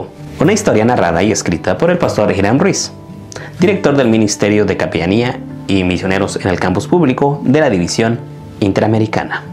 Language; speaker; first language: Spanish; native; Spanish